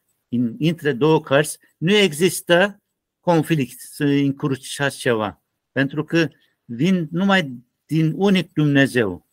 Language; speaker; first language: Romanian; non-native, learner; Turkish